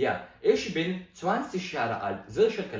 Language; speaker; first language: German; non-native, fluent; Pashto